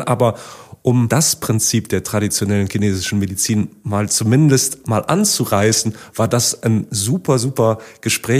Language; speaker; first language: German; native; German